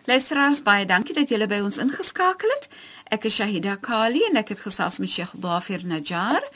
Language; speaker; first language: Afrikaans; native; Afrikaans